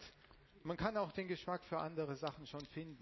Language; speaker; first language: German; non-native, fluent; Romanian